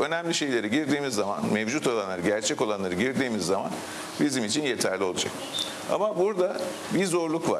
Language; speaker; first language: Turkish; native; Turkish